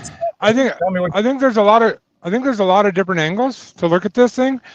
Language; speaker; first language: English; native; English